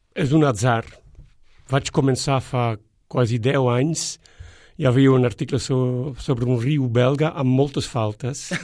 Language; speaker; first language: Catalan; non-native, fluent; Dutch